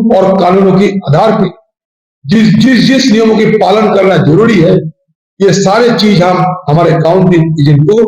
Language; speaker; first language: Hindi; non-native, local second language; Bangla